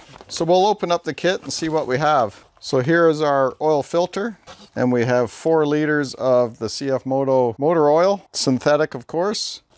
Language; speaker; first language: English; native; English